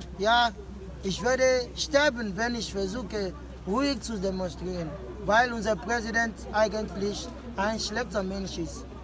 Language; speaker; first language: German; non-native, fluent; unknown